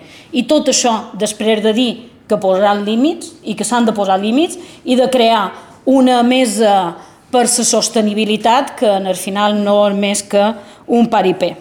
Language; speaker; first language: Catalan; native; Catalan